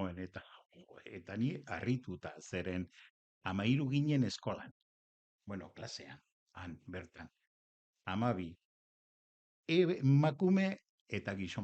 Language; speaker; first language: Basque; non-native, local second language; Spanish